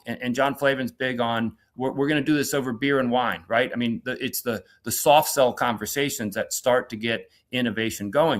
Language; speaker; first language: English; native; English